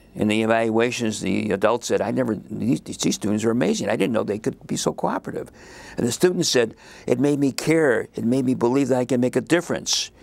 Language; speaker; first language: English; native; English